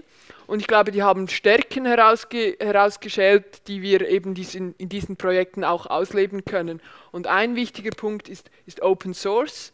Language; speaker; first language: German; native; German